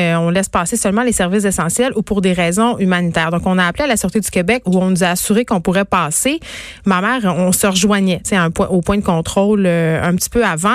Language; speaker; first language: French; native; French